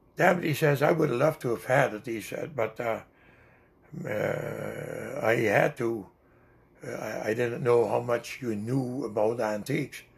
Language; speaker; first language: English; non-native, fluent; Dutch